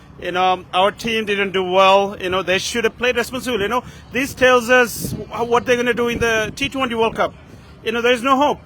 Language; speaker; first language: English; non-native, local second language; Bangla